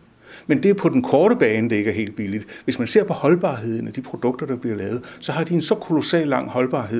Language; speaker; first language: Danish; native; Danish